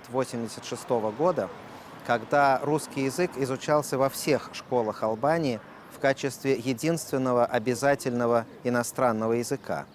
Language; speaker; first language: Russian; native; Russian